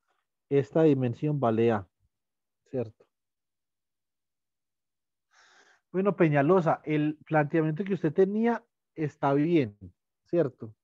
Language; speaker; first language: Spanish; native; Spanish